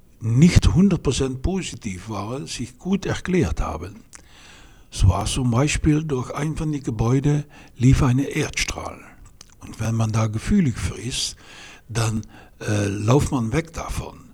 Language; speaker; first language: German; non-native, fluent; Dutch